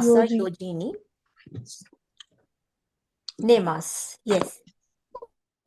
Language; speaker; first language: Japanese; non-native, fluent; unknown